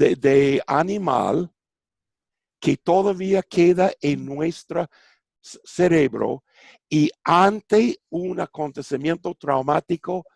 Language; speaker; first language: Spanish; non-native, fluent; English